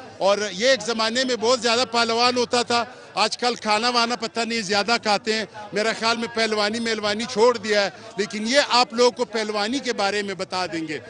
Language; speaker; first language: Urdu; non-native, local second language; Pashto